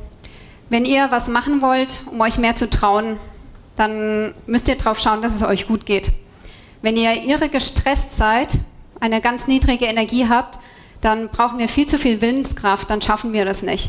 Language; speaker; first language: German; native; German